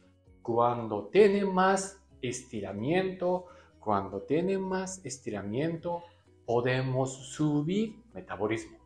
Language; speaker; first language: Spanish; non-native, learner; Japanese